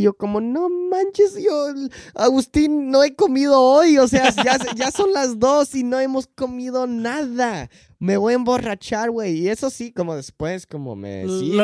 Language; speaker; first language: Spanish; non-native, fluent; English